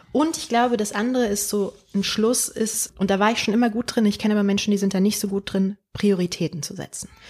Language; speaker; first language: German; early bilingual, other home language; Polish